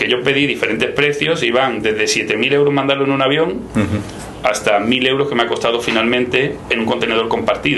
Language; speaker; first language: Spanish; native; Spanish